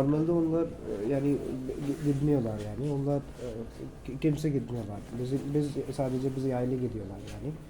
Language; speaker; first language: Turkish; non-native, learner; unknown